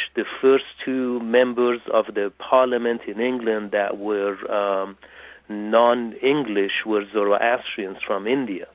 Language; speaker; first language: English; native; English